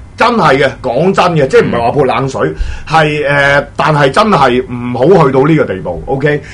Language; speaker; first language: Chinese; non-native, local second language; Cantonese